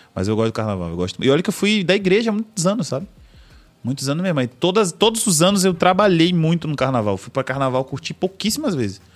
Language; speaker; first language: Portuguese; native; Portuguese